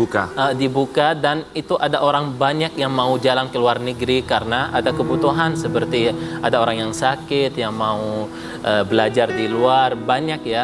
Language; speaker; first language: Indonesian; non-native, fluent; Arabic